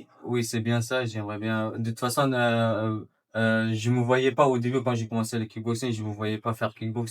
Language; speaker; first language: French; non-native, fluent; Persian